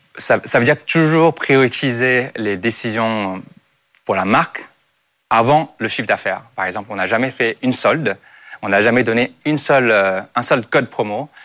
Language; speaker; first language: French; non-native, fluent; Chinese